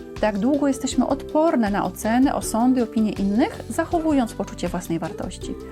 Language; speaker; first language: Polish; native; Polish